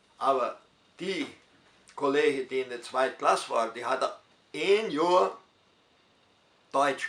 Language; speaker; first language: German; early bilingual, heritage; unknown